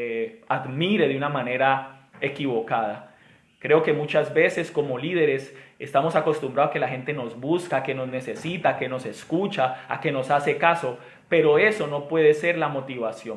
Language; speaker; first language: Spanish; native; Spanish